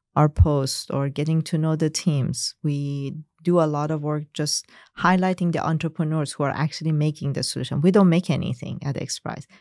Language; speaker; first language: English; non-native, fluent; Persian